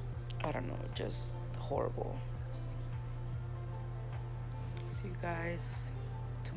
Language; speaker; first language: English; native; English